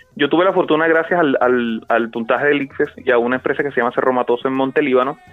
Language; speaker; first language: Spanish; native; Spanish